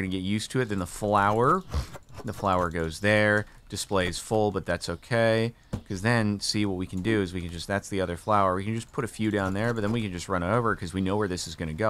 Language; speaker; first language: English; native; English